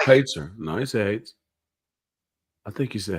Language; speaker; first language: English; native; English